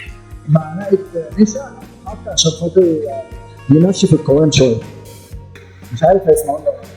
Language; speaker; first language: Arabic; native; Arabic